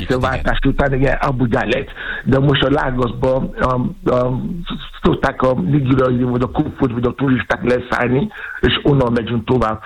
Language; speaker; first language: Hungarian; non-native, fluent; Yoruba